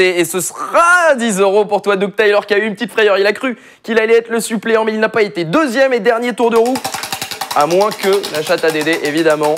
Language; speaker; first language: French; native; French